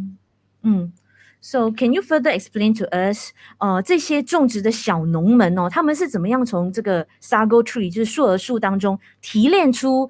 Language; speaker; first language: Chinese; native; Chinese